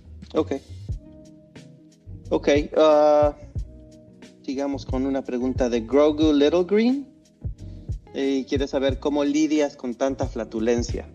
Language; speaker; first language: Spanish; non-native, fluent; English